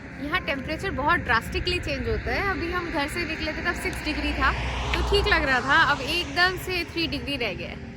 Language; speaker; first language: Hindi; native; Hindi